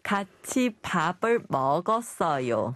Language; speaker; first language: Korean; non-native, learner; Chinese